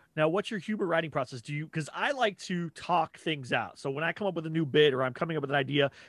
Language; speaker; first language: English; native; English